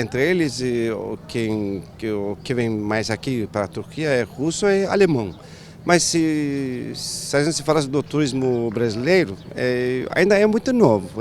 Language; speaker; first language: Portuguese; non-native, fluent; Turkish